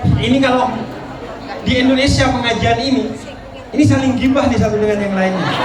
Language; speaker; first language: Indonesian; non-native, local second language; Madurese